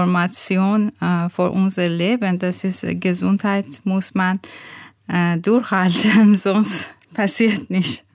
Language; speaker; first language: German; non-native, learner; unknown